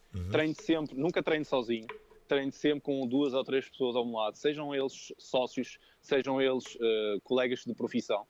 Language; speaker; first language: Portuguese; early bilingual, other home language; French